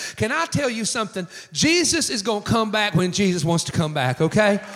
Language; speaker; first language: English; native; English